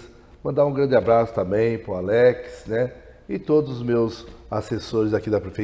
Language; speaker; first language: Portuguese; native; Portuguese